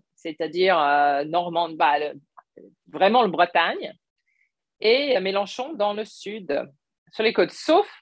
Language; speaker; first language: French; non-native, fluent; English